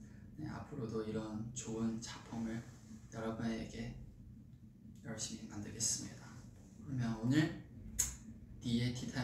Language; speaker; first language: Korean; non-native, fluent; Chinese